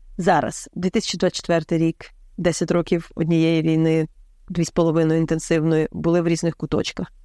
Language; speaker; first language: Ukrainian; native; Ukrainian